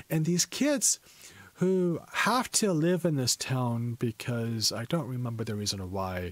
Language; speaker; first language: English; native; English